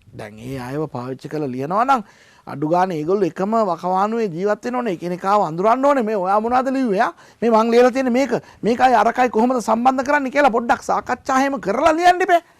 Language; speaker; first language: Sinhala; non-native, local second language; Tamil